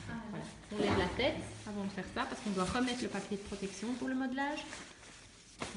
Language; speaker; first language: French; native; French